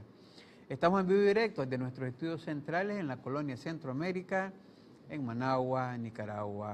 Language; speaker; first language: Spanish; native; Spanish